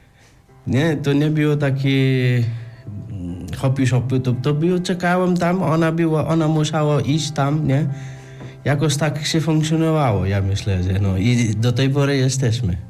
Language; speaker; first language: Polish; non-native, learner; Nepali